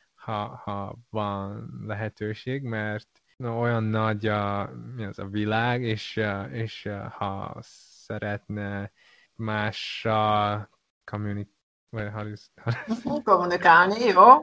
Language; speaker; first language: Hungarian; non-native, fluent; Chinese